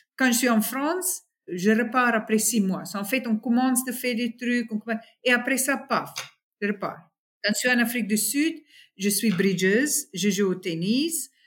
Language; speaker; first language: French; non-native, fluent; English